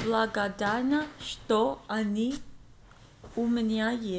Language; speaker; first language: Russian; non-native, learner; English